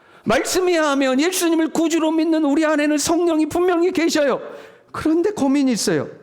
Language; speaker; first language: Korean; native; Korean